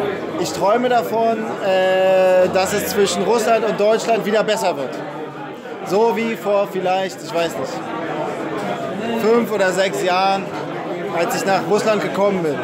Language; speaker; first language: German; native; German